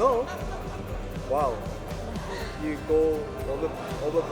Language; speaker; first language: English; non-native, learner; Japanese